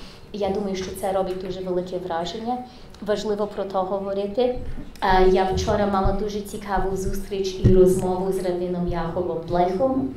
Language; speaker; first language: Ukrainian; early bilingual, heritage; English